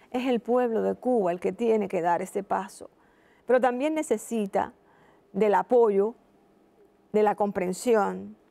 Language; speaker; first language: Spanish; native; Spanish